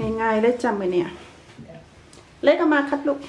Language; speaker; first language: Thai; non-native, local second language; Northeastern Thai